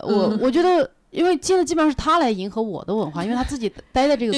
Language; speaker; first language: Chinese; native; Chinese